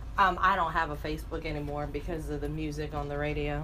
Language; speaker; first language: English; native; English